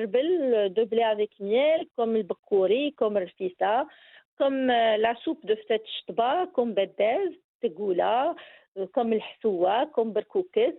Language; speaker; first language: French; non-native, local second language; Arabic